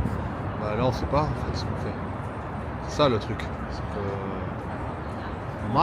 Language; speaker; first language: French; native; French